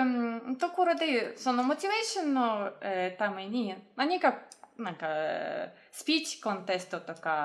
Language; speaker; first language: Japanese; non-native, fluent; Russian